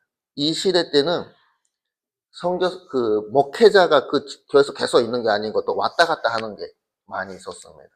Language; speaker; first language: Korean; early bilingual, heritage; Korean